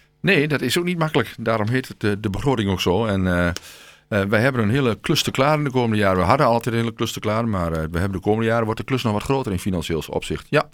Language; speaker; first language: Dutch; native; Dutch